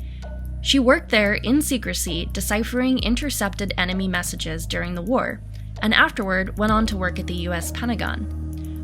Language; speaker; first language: English; native; English